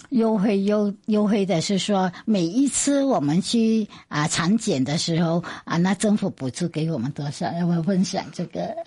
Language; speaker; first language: Chinese; non-native, fluent; Vietnamese